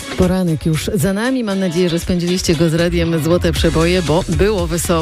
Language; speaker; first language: Polish; native; Polish